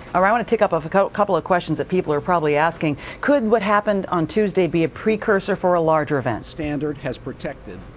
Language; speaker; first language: English; native; English